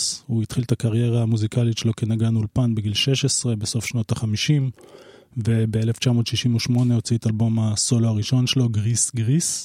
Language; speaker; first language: Hebrew; native; Hebrew